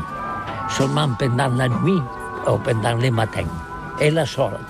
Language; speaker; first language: French; non-native, learner; Catalan